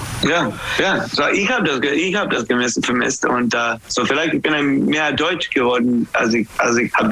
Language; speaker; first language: German; non-native, learner; English